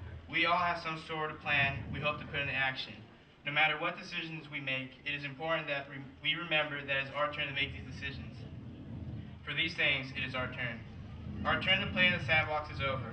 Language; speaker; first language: English; early bilingual, other home language; Portuguese